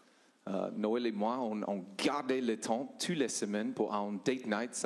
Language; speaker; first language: French; non-native, learner; English